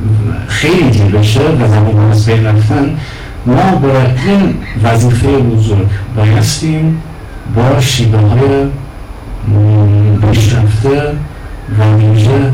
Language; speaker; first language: Persian; non-native, fluent; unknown